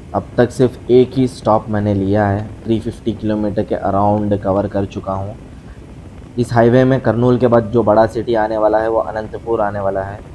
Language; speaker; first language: Hindi; non-native, local second language; Urdu